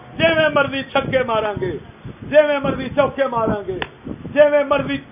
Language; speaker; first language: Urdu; non-native, local second language; Punjabi